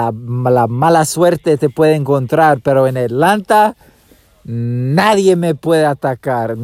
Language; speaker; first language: Spanish; non-native, fluent; English